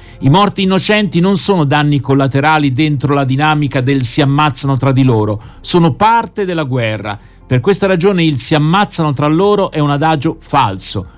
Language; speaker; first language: Italian; native; Italian